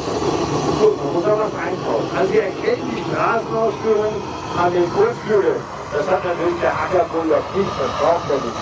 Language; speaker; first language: German; native; German